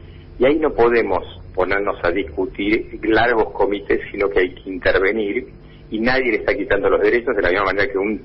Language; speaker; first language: Spanish; native; Spanish